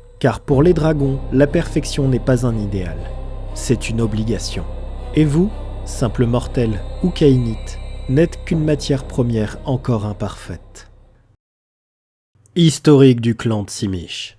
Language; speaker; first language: French; native; French